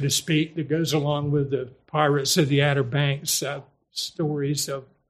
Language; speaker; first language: English; native; English